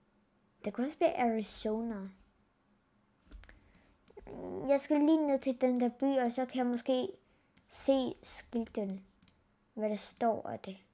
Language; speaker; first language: Danish; early bilingual, other home language; Spanish